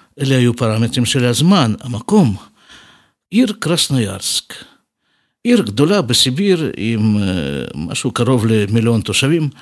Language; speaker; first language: Hebrew; non-native, fluent; Russian